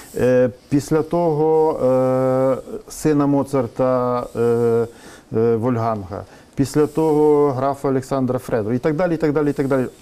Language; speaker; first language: Ukrainian; native; Ukrainian